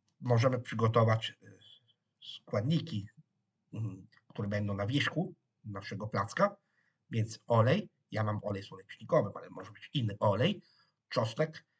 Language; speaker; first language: Polish; non-native, fluent; Italian